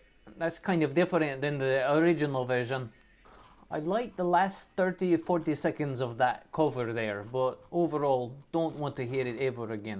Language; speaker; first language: English; native; English